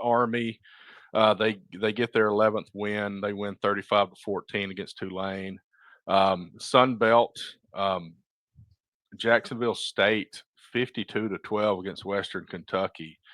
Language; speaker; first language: English; native; English